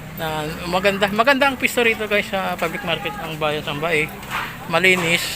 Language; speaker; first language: Filipino; native; Filipino